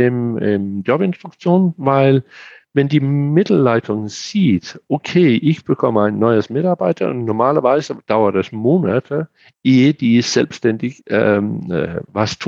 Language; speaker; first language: German; non-native, fluent; Danish